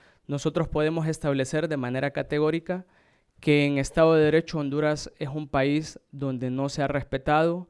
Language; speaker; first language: Spanish; native; Spanish